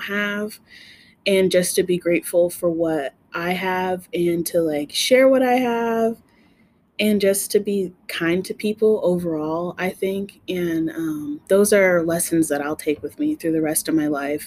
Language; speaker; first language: English; native; English